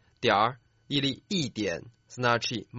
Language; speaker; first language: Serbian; non-native, fluent; Chinese